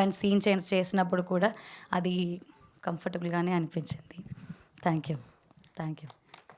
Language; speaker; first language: Telugu; non-native, learner; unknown